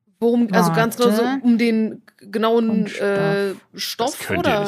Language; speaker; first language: German; native; German